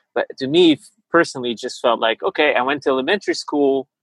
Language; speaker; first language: English; early bilingual, other home language; Portuguese